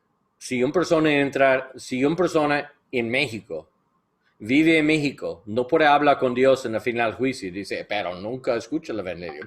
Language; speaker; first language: Spanish; non-native, learner; English